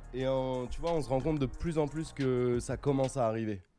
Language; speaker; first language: French; native; French